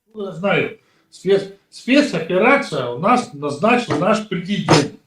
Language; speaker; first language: Russian; native; Russian